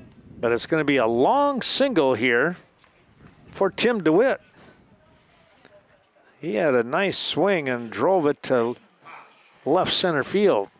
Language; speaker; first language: English; native; English